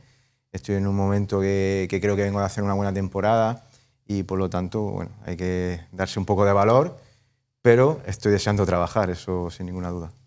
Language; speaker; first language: Spanish; native; Spanish